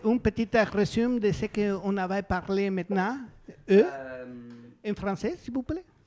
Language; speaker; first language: French; non-native, learner; Spanish